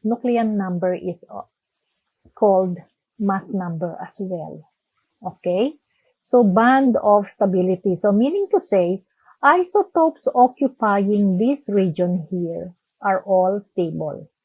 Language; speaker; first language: English; non-native, local second language; Filipino